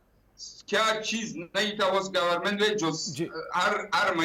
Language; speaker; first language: Hindi; non-native, learner; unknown